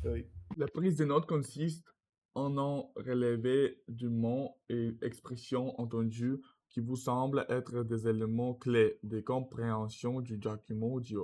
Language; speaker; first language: French; non-native, learner; Russian